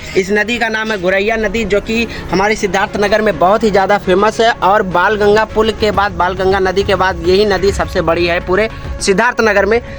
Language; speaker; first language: Hindi; native; Hindi